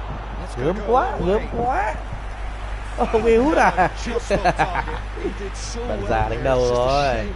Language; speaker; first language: Vietnamese; native; Vietnamese